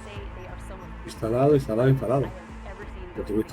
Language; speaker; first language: Spanish; native; Spanish